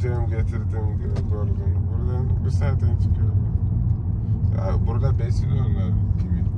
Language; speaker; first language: Turkish; non-native, fluent; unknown